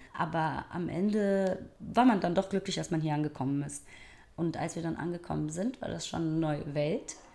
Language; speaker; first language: German; early bilingual, other home language; Persian